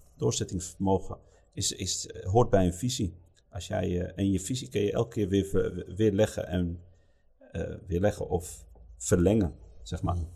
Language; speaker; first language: Dutch; early bilingual, other home language; Riffian